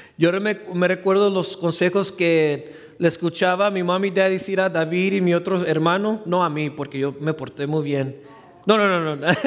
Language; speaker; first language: Spanish; early bilingual, heritage; Spanish